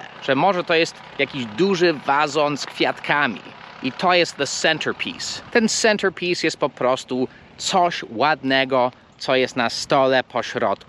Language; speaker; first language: Polish; non-native, fluent; English